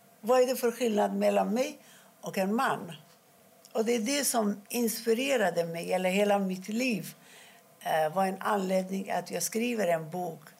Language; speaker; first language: Swedish; non-native, fluent; Persian